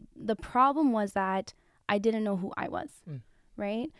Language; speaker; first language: English; early bilingual, other home language; Tigrinya